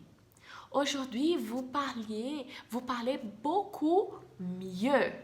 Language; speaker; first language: French; non-native, fluent; Portuguese